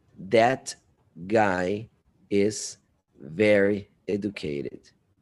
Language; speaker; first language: English; non-native, fluent; Portuguese